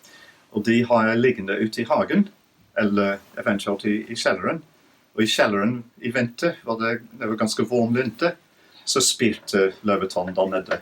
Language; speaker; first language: Norwegian; non-native, fluent; English